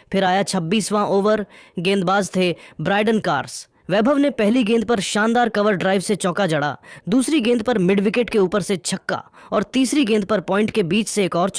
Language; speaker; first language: Hindi; native; Hindi